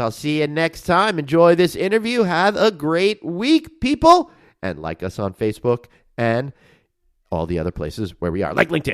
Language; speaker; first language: English; native; English